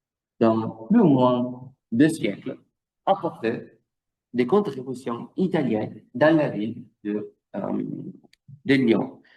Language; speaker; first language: French; non-native, fluent; Italian